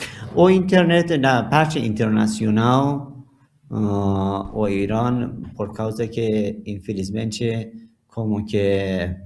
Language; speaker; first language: Portuguese; non-native, learner; Persian